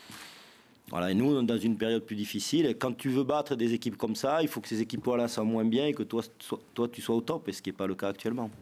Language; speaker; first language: French; native; French